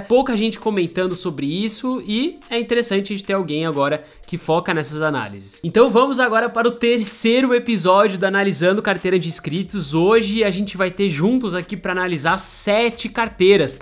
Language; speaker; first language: Portuguese; native; Portuguese